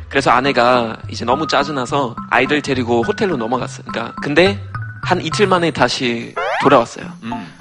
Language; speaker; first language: Korean; non-native, fluent; German